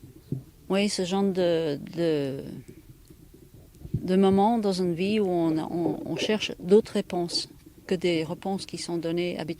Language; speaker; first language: French; non-native, fluent; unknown